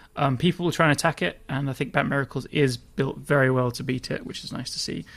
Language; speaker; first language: English; native; English